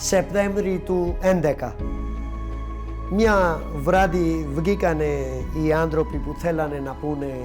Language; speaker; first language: Greek; non-native, learner; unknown